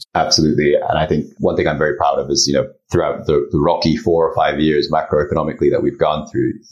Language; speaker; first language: English; early bilingual, other home language; Japanese